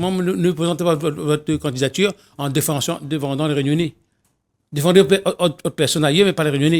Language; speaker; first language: French; non-native, local second language; Réunion Creole French